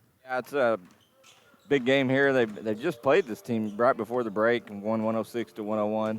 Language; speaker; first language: English; native; English